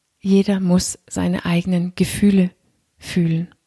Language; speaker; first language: German; non-native, fluent; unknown